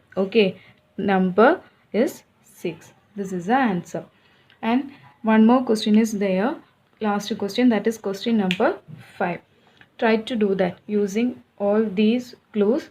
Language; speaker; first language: English; non-native, local second language; Malayalam